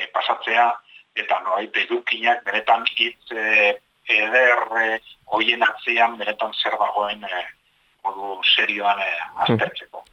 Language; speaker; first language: Basque; native; Basque